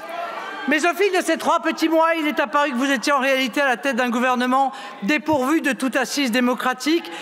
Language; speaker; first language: French; native; French